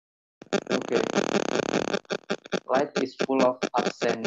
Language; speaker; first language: English; non-native, learner; Indonesian